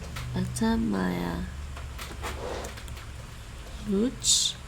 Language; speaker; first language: Russian; non-native, learner; Dutch